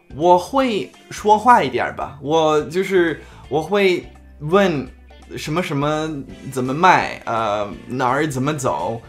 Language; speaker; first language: Chinese; non-native, learner; Czech